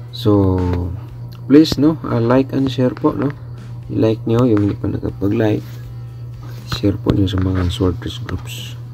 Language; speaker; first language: Filipino; non-native, local second language; Cebuano